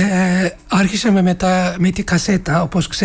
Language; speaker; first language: Greek; non-native, fluent; Turkish